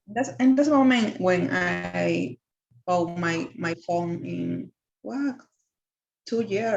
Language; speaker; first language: English; non-native, learner; Spanish